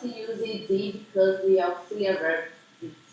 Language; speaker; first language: English; non-native, learner; Portuguese